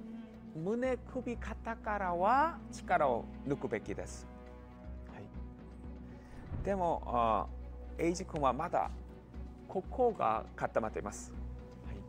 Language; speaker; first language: Japanese; non-native, learner; Korean